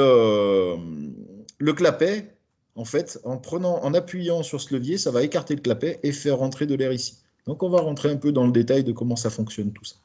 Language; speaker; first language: French; native; French